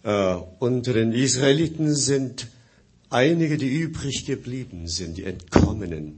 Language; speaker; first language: German; non-native, fluent; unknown